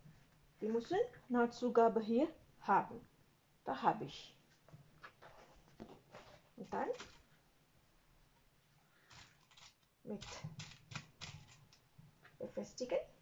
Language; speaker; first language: German; non-native, learner; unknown